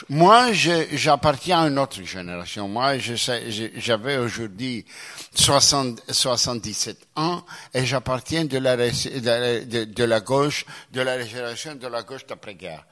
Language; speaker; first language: French; non-native, fluent; Greek